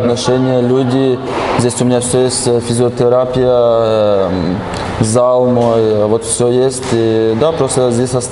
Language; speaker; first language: Russian; early bilingual, heritage; Russian